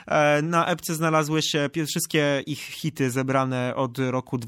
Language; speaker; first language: Polish; native; Polish